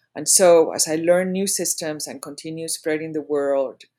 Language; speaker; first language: English; non-native, fluent; Spanish